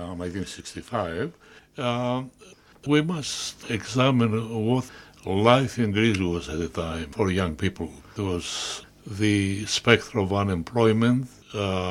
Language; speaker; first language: English; non-native, fluent; Greek